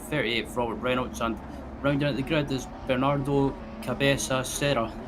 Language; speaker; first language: English; native; English